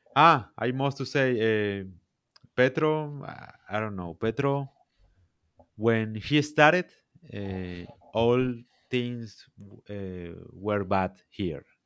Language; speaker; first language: English; non-native, learner; Spanish